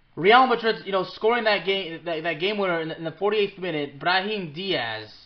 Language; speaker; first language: English; early bilingual, other home language; French